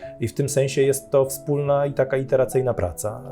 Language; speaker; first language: Polish; native; Polish